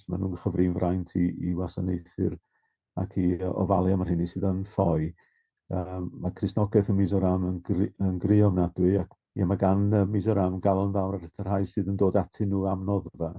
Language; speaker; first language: Welsh; native; Welsh